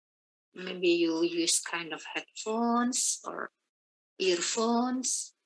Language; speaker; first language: English; non-native, fluent; Indonesian